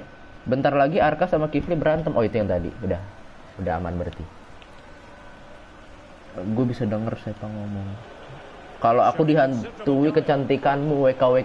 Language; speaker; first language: Indonesian; native; Indonesian